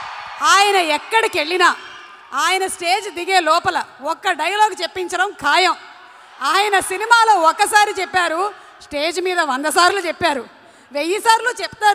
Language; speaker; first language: Telugu; native; Telugu